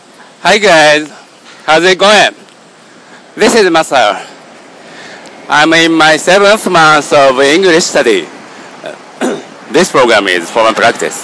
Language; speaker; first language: English; non-native, learner; Japanese